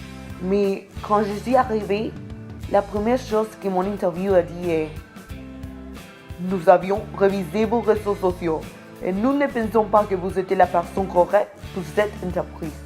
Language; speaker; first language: French; non-native, learner; English